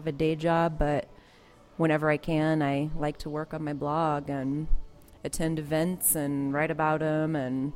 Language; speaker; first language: English; native; English